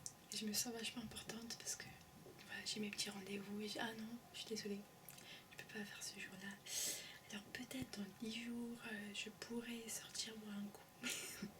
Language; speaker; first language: French; early bilingual, heritage; French